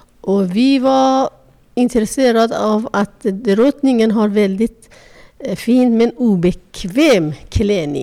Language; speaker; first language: Swedish; non-native, learner; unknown